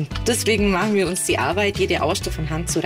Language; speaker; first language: German; native; German